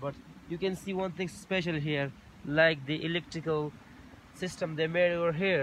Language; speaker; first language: English; non-native, local second language; Urdu